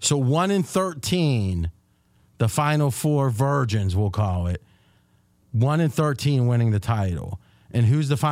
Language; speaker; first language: English; native; English